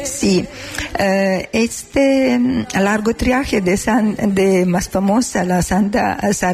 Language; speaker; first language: Spanish; non-native, learner; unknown